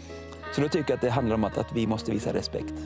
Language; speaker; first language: Swedish; native; Swedish